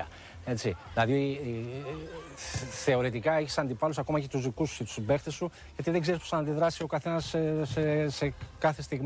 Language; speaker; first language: Greek; native; Greek